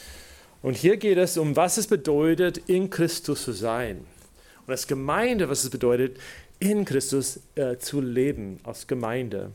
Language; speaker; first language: German; non-native, fluent; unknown